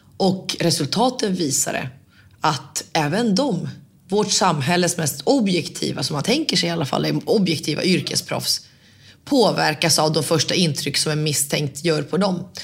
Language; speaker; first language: Swedish; early bilingual, other home language; Finnish